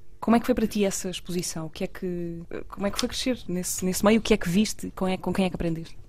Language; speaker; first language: Portuguese; native; Portuguese